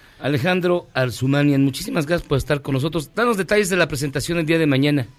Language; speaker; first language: Spanish; native; Spanish